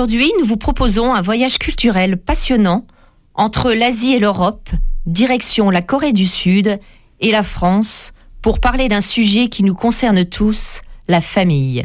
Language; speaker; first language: French; native; French